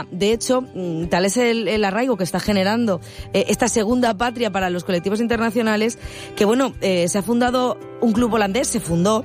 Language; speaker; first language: Spanish; native; Spanish